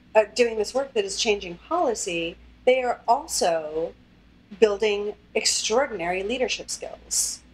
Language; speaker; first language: English; native; English